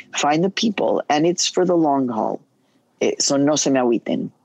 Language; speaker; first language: English; early bilingual, other home language; Spanish